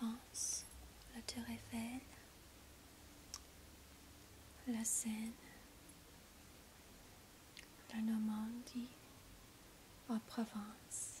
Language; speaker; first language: French; non-native, learner; English